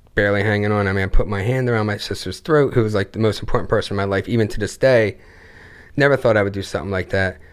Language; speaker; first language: English; native; English